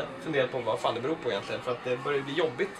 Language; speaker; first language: Swedish; native; Swedish